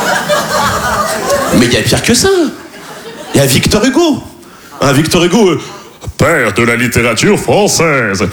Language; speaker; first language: French; native; French